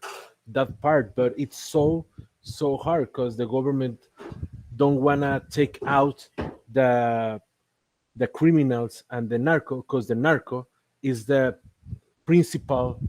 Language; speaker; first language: English; non-native, learner; Spanish